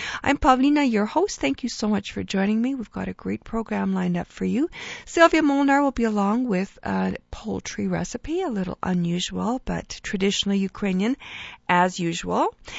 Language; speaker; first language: English; native; English